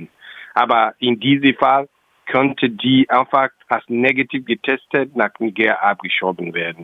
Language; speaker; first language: German; non-native, local second language; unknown